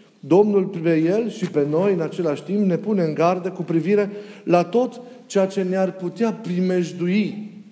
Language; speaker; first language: Romanian; native; Romanian